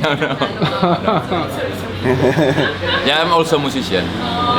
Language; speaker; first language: English; non-native, learner; Indonesian